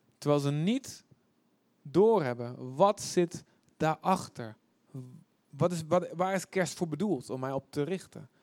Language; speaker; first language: Dutch; native; Dutch